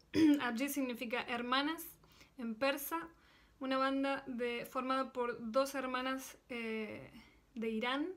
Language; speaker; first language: Spanish; native; Spanish